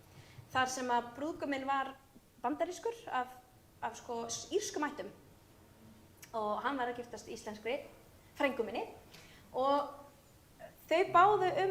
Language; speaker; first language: Icelandic; native; Icelandic